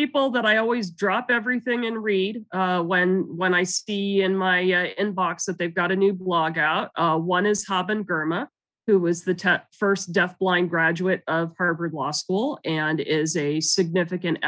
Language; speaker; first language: English; native; English